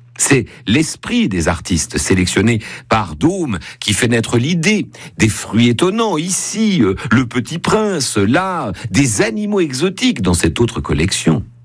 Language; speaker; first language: French; native; French